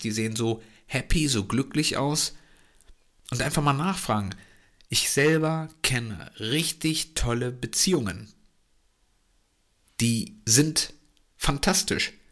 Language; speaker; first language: German; native; German